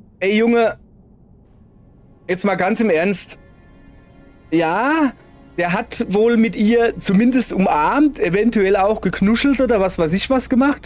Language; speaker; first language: German; native; German